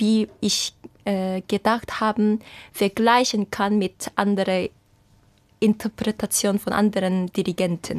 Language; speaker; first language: German; non-native, fluent; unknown